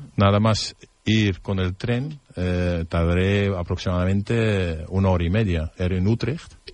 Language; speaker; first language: Spanish; non-native, fluent; Dutch